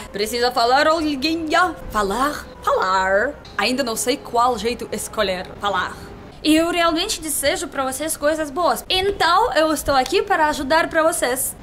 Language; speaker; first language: Portuguese; non-native, learner; Russian